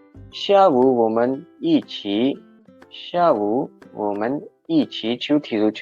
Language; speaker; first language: Chinese; non-native, fluent; Hindi